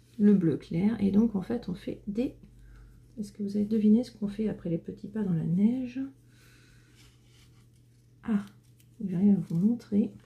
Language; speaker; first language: French; native; French